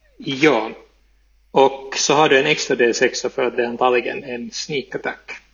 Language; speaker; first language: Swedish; native; Swedish